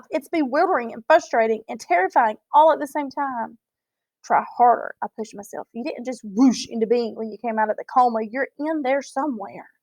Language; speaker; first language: English; native; English